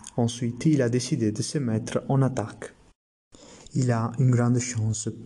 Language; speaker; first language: French; non-native, learner; Italian